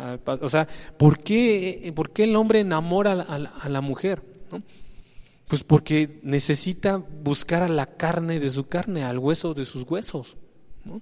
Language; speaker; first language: Spanish; native; Spanish